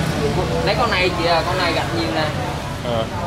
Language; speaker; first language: Vietnamese; native; Vietnamese